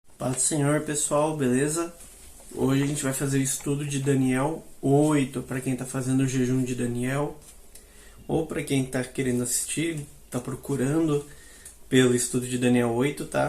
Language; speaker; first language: Portuguese; native; Portuguese